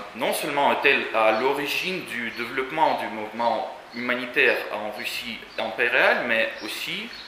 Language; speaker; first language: French; non-native, fluent; Russian